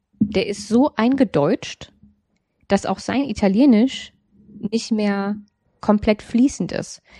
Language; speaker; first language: German; native; German